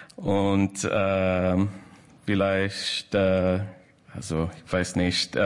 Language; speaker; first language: German; non-native, fluent; English